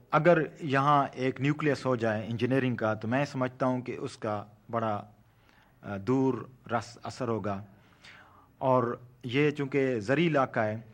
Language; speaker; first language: Urdu; non-native, local second language; Saraiki